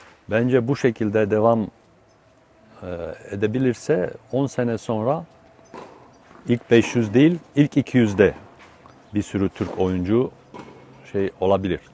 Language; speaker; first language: Turkish; non-native, fluent; Romanian